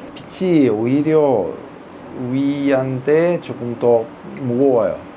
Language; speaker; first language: Korean; non-native, fluent; Italian